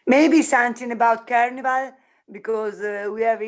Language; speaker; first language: English; non-native, learner; Italian